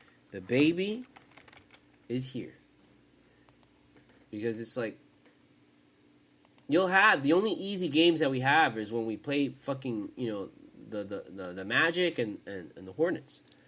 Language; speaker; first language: English; early bilingual, other home language; Spanish